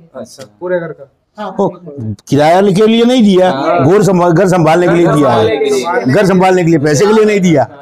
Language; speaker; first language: Hindi; non-native, local second language; Gujarati